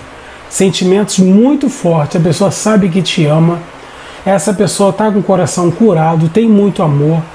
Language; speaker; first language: Portuguese; native; Portuguese